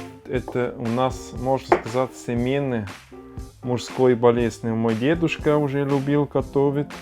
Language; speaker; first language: Russian; non-native, learner; German